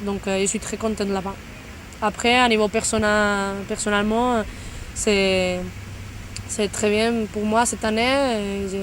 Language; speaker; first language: French; non-native, fluent; Spanish